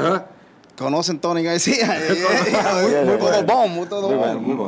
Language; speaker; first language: Spanish; early bilingual, heritage; English